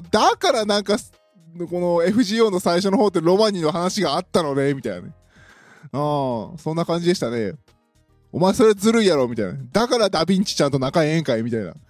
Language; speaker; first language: Japanese; native; Japanese